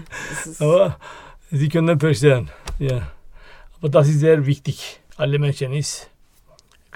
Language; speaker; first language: German; non-native, learner; Turkish